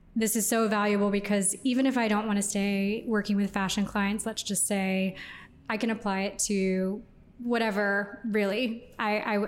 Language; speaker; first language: English; native; English